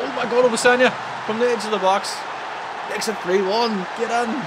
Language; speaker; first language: English; native; English